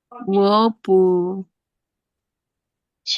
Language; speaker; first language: Chinese; non-native, learner; Indonesian